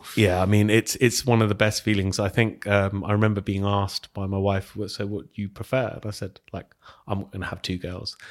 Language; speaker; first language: English; native; English